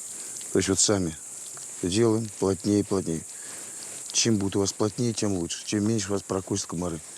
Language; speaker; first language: Russian; native; Russian